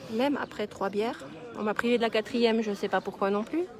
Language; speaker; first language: French; native; French